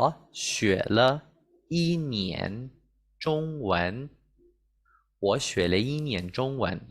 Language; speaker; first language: Chinese; non-native, fluent; Spanish